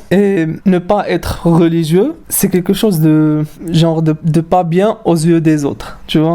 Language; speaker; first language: French; non-native, local second language; Arabic